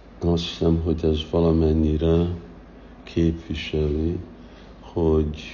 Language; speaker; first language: Hungarian; early bilingual, heritage; Hungarian